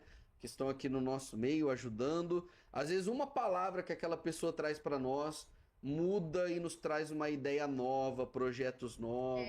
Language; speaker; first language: Portuguese; native; Portuguese